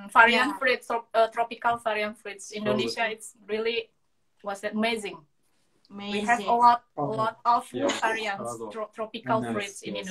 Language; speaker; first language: English; non-native, learner; Indonesian